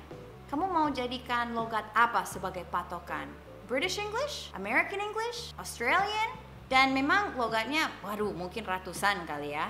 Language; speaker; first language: Indonesian; non-native, fluent; English